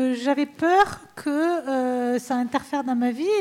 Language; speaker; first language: French; native; French